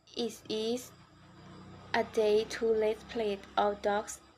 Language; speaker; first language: English; non-native, learner; Thai